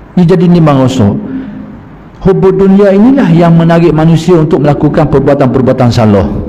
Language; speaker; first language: Malay; native; Malay